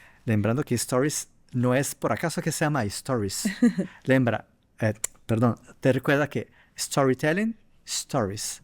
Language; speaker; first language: Spanish; non-native, fluent; Portuguese